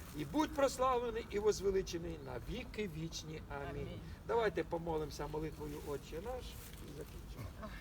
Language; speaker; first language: Ukrainian; non-native, local second language; Russian